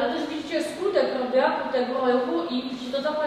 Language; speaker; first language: Polish; native; Polish